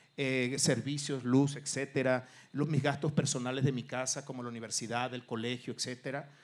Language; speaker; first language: Spanish; early bilingual, other home language; Portuguese